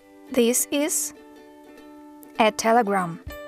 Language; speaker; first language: English; non-native, fluent; Ukrainian